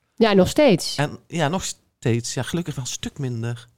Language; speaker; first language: Dutch; native; Dutch